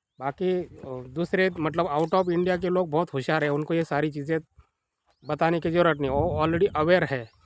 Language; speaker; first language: Hindi; non-native, local second language; Marathi